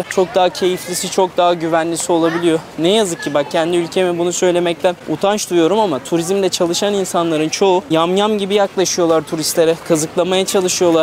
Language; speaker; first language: Turkish; native; Turkish